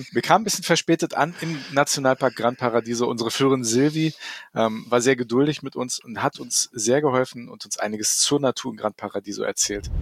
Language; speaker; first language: German; native; German